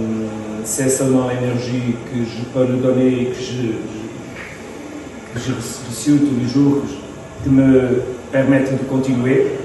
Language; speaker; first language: French; non-native, fluent; Portuguese